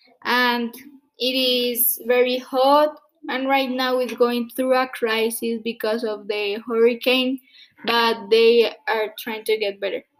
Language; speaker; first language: English; non-native, fluent; Spanish